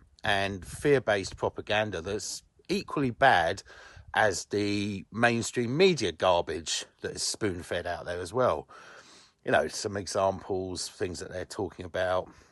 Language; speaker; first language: English; native; English